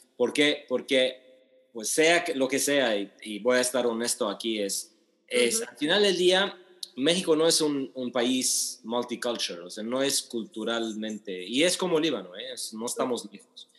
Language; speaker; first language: Spanish; non-native, fluent; Arabic